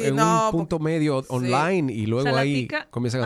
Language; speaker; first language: Spanish; native; Spanish